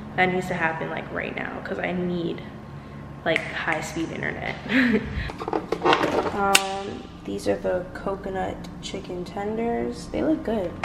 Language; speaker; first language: English; native; English